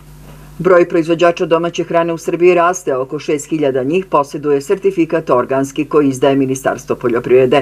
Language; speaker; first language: Serbian; native; Serbian